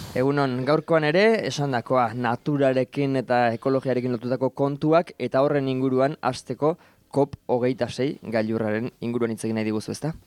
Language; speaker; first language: Basque; native; Basque